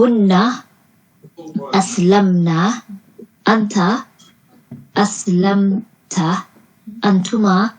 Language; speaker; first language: Arabic; non-native, learner; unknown